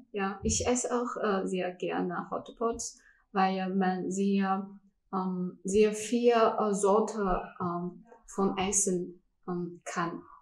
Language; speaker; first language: German; non-native, learner; Chinese